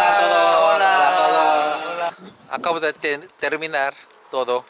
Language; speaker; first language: Spanish; non-native, learner; Korean